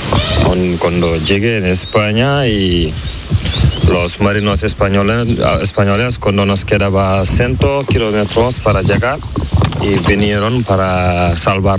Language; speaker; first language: Spanish; non-native, learner; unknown